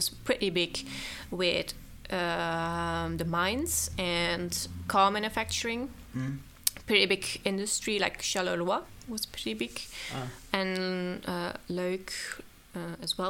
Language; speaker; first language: English; non-native, fluent; Dutch